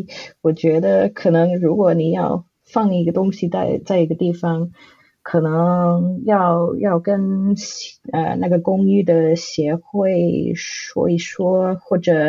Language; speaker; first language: Chinese; non-native, fluent; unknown